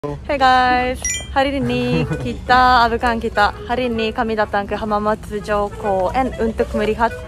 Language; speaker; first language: Indonesian; non-native, learner; Japanese